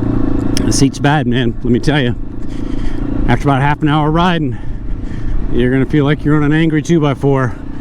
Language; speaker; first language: English; native; English